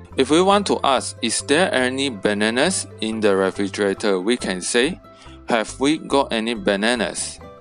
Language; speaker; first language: English; non-native, local second language; Chinese